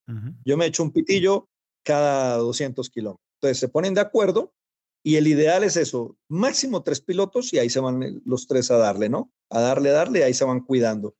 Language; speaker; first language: Spanish; native; Spanish